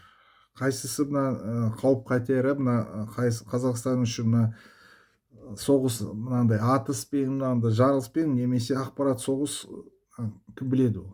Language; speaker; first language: Kazakh; non-native, local second language; Russian